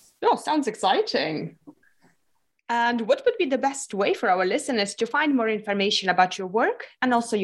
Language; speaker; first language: English; non-native, fluent; Lithuanian